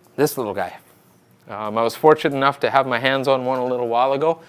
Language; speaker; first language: English; native; English